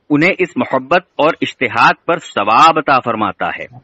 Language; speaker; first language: Hindi; native; Hindi